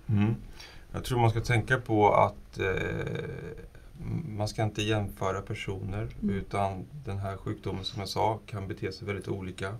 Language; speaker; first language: Swedish; non-native, fluent; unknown